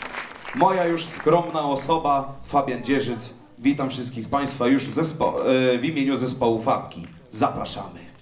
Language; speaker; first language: Polish; native; Polish